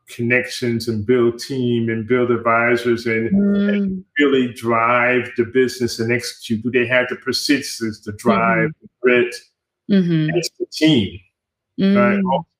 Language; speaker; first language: English; native; English